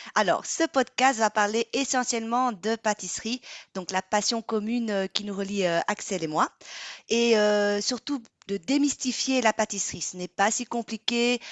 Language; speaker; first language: French; non-native, fluent; Vietnamese